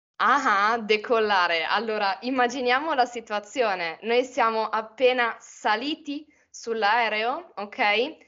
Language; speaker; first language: Italian; native; Italian